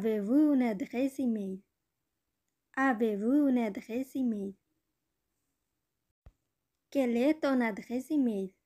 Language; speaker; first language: French; non-native, learner; Bangla